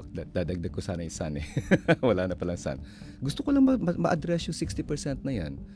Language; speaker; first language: Filipino; non-native, local second language; Cebuano